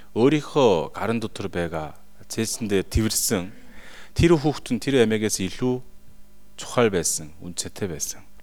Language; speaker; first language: Mongolian; non-native, fluent; Korean